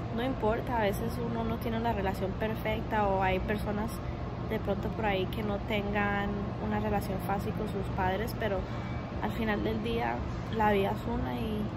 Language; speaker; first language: Spanish; early bilingual, heritage; Spanish